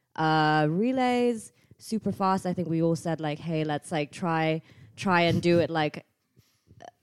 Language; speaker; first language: English; non-native, fluent; Thai